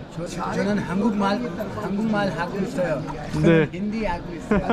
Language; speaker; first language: Korean; non-native, learner; Hindi